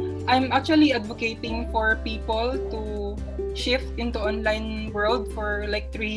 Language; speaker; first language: English; non-native, local second language; Cebuano